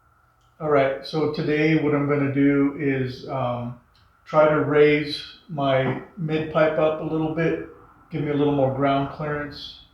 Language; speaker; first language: English; native; English